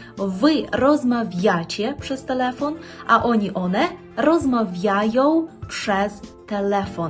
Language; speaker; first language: Polish; non-native, fluent; Ukrainian